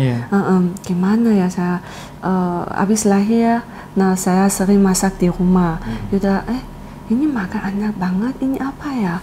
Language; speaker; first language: Indonesian; non-native, learner; Chinese